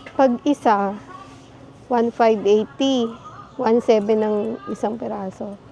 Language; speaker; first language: Filipino; native; Filipino